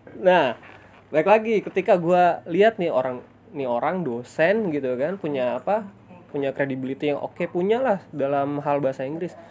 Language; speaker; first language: Indonesian; native; Indonesian